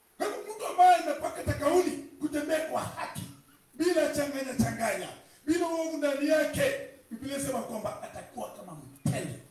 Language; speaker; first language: Swahili; non-native, local second language; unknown